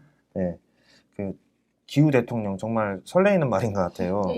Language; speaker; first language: Korean; native; Korean